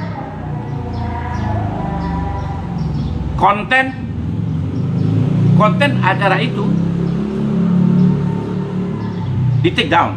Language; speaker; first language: Indonesian; native; Indonesian